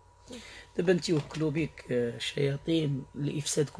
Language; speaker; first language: Arabic; native; Arabic